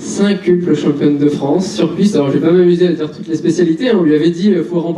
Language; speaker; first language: French; native; French